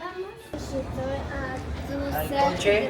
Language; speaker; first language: French; non-native, learner; Spanish